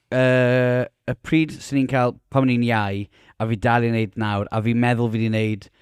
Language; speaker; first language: Welsh; native; Welsh